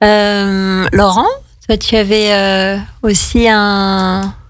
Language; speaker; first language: French; native; French